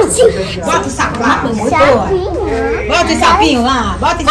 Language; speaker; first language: Portuguese; native; Portuguese